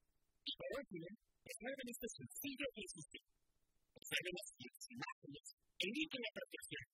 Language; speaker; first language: Spanish; native; Spanish